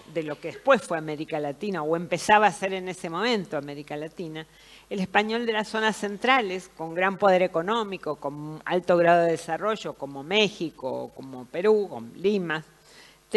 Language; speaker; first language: Spanish; native; Spanish